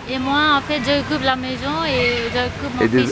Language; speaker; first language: French; non-native, learner; Nepali